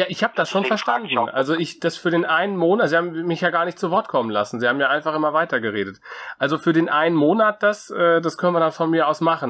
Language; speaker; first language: German; native; German